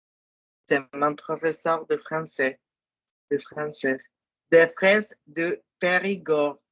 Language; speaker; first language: French; non-native, fluent; Spanish